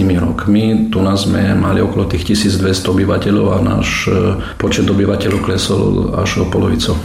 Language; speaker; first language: Slovak; early bilingual, heritage; Slovak